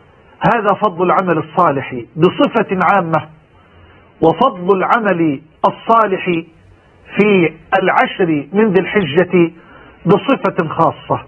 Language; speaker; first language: Arabic; native; Arabic